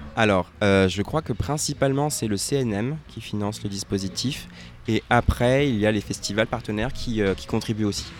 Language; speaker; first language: French; native; French